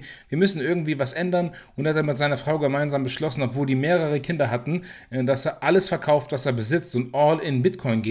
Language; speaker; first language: German; native; German